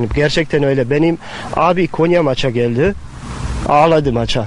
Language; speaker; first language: Turkish; non-native, fluent; Bosnian